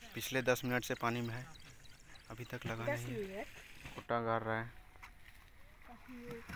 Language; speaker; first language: Hindi; native; Hindi